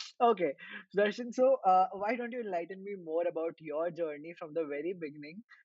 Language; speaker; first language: English; non-native, local second language; Hindi